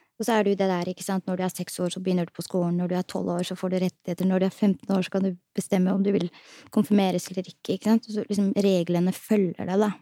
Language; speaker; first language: Norwegian; early bilingual, other home language; Somali